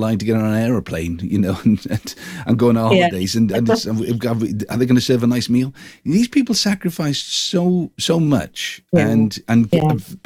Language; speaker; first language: English; native; English